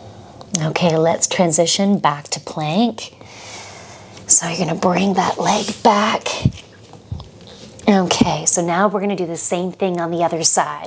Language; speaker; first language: English; native; English